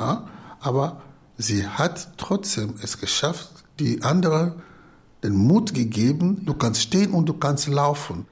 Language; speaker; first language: German; non-native, learner; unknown